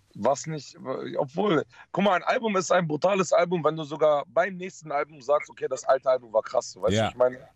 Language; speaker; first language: German; early bilingual, other home language; Dutch